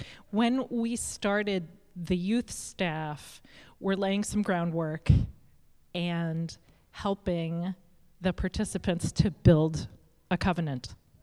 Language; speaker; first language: English; native; English